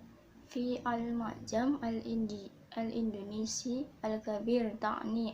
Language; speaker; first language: Arabic; non-native, learner; Indonesian